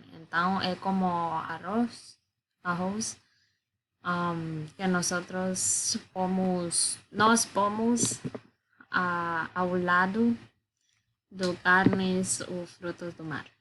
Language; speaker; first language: Portuguese; non-native, learner; Spanish